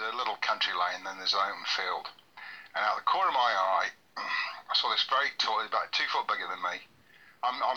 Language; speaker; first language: English; native; English